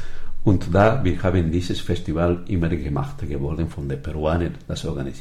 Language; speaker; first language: German; non-native, learner; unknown